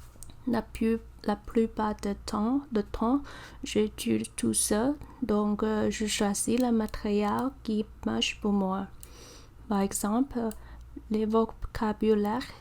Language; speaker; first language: French; non-native, learner; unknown